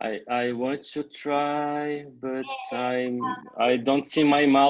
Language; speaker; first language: English; non-native, learner; Portuguese